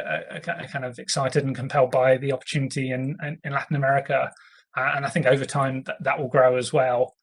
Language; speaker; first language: English; native; English